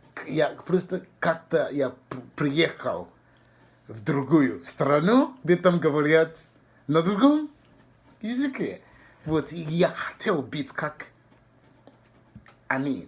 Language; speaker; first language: Russian; non-native, fluent; English